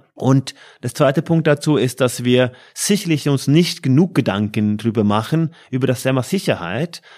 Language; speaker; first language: German; non-native, fluent; Norwegian